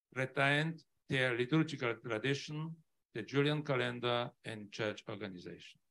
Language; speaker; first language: English; non-native, learner; Polish